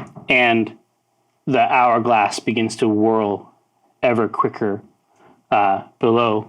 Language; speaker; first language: English; native; English